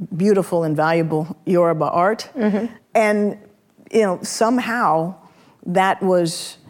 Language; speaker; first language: English; native; English